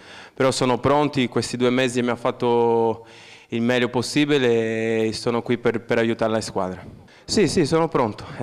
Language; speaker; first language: Italian; non-native, fluent; Portuguese